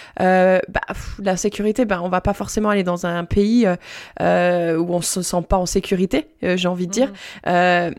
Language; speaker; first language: French; native; French